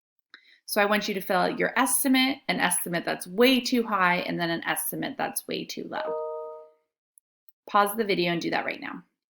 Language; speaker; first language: English; native; English